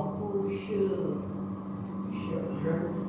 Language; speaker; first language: Chinese; non-native, learner; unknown